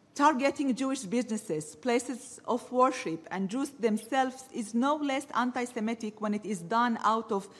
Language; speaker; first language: English; early bilingual, other home language; Arabic